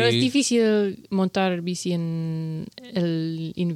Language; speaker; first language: Spanish; non-native, learner; English